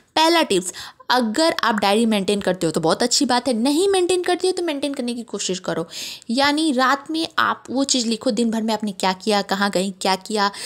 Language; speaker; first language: Hindi; native; Hindi